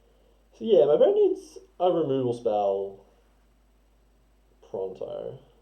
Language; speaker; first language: English; native; English